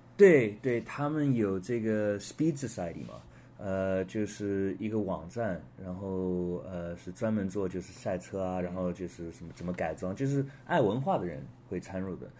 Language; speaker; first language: Chinese; early bilingual, heritage; Chinese